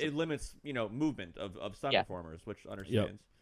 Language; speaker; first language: English; native; English